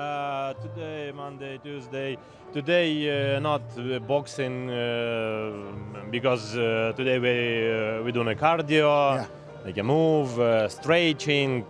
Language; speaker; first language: English; non-native, learner; Ukrainian